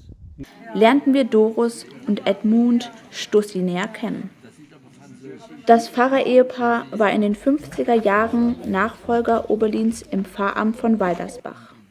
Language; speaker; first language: German; native; German